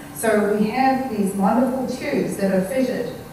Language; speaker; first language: English; native; English